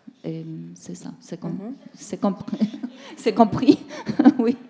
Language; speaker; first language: French; non-native, learner; Spanish